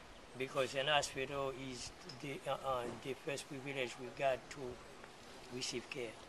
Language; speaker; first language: English; non-native, fluent; Haitian Creole